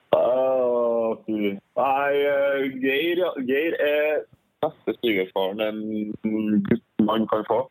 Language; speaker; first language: Norwegian; native; Norwegian